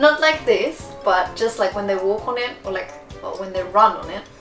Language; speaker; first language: English; native; English